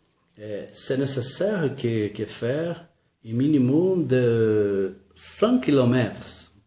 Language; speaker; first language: French; non-native, learner; Portuguese